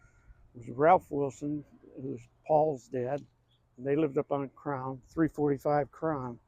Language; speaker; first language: English; native; English